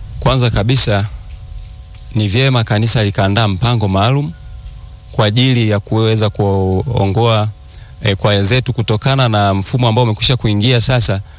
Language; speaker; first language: Swahili; native; Swahili